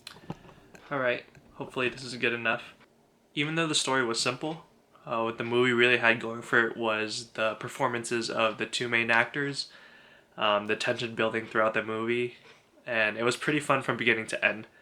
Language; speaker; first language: English; native; English